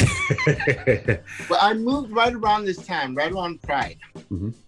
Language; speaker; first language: English; early bilingual, other home language; Spanish